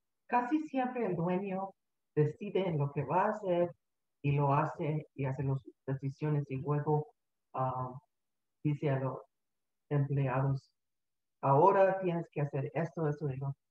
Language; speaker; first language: Spanish; early bilingual, heritage; Spanish